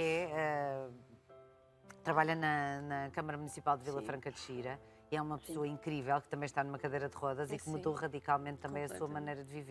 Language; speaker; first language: Portuguese; native; Portuguese